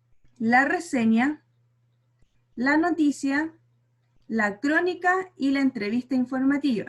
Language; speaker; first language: Spanish; native; Spanish